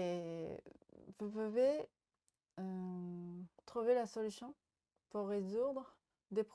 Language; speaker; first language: French; non-native, learner; Japanese